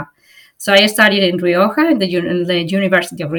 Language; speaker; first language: English; non-native, fluent; Spanish